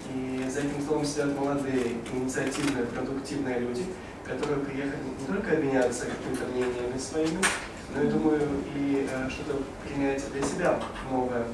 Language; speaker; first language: Russian; native; Russian